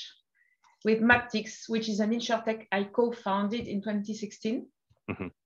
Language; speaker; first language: English; non-native, fluent; French